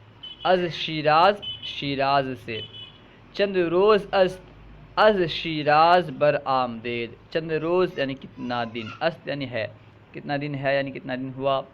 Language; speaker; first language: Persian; non-native, fluent; Urdu